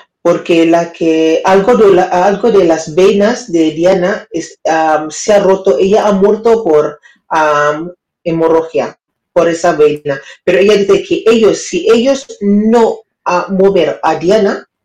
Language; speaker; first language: Spanish; non-native, learner; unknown